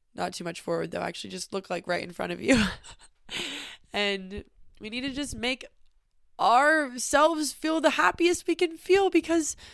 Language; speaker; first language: English; native; English